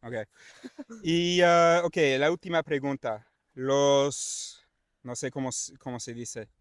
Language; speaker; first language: Spanish; non-native, learner; English